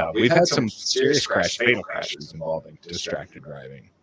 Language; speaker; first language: English; native; English